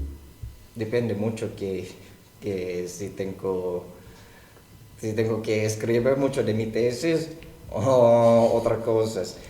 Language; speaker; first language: Spanish; non-native, learner; Thai